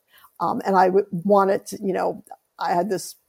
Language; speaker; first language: English; native; English